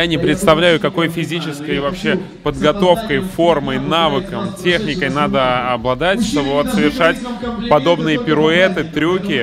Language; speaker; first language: Russian; native; Russian